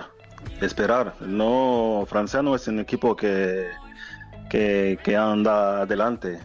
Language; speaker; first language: Spanish; non-native, fluent; French